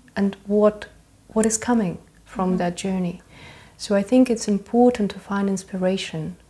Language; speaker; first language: English; early bilingual, other home language; Russian